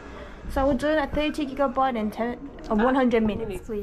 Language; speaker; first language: English; non-native, fluent; Korean